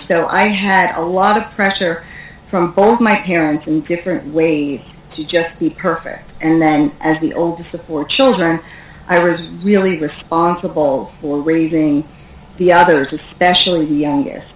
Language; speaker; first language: English; native; English